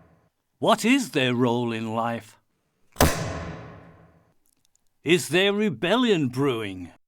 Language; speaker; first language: English; native; English